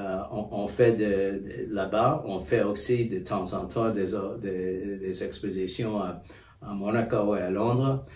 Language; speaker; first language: French; non-native, fluent; English